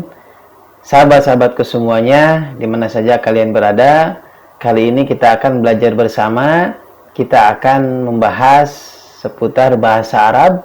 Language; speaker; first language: Indonesian; native; Indonesian